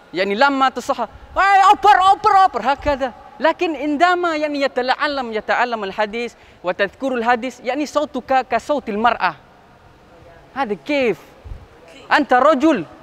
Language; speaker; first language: Arabic; non-native, fluent; Indonesian